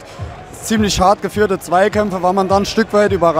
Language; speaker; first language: German; native; German